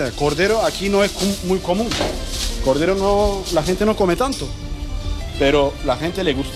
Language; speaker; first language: Spanish; non-native, learner; Turkish